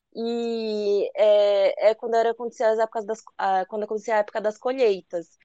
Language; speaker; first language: Portuguese; early bilingual, other home language; Korean